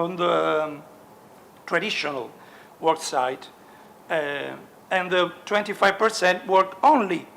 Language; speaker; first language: English; non-native, learner; Italian